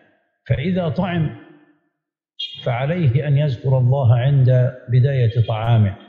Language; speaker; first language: Arabic; native; Arabic